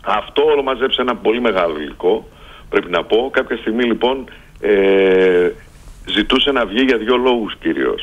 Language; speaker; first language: Greek; native; Greek